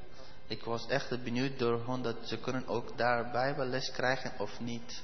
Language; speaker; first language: Dutch; non-native, learner; Persian